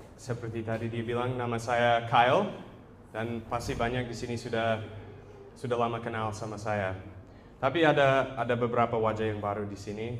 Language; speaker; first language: Indonesian; non-native, fluent; English